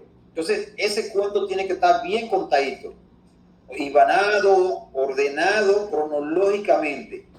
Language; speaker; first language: Spanish; native; Spanish